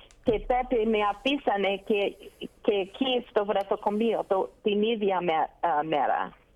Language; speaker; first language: Greek; non-native, learner; English